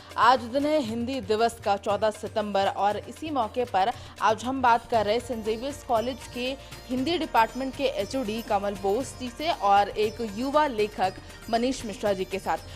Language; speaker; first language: Hindi; native; Hindi